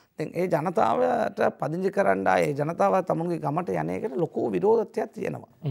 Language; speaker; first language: Sinhala; non-native, local second language; Tamil